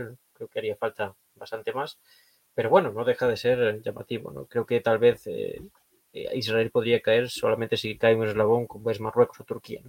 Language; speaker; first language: Spanish; native; Spanish